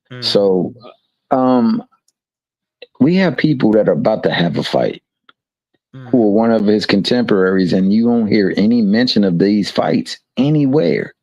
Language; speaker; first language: English; native; English